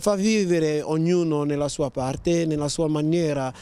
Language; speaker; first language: Italian; non-native, fluent; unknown